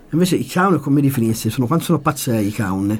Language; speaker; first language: Italian; native; Italian